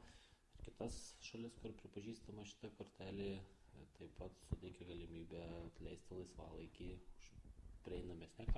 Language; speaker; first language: Lithuanian; native; Lithuanian